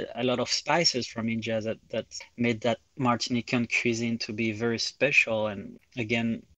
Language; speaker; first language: English; non-native, fluent; French